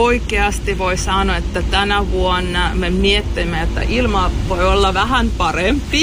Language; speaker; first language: Finnish; non-native, learner; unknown